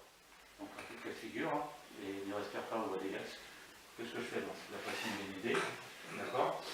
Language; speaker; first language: French; native; French